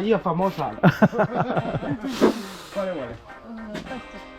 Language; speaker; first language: Italian; non-native, learner; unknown